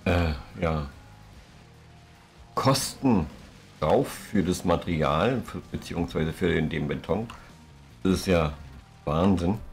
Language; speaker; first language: German; native; German